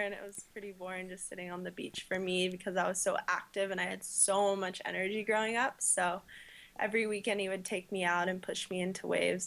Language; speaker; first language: English; native; English